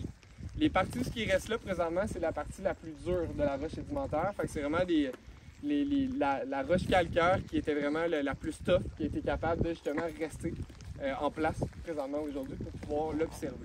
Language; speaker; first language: French; native; French